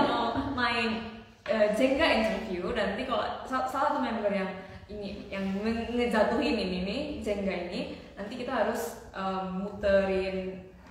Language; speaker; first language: Korean; non-native, fluent; Indonesian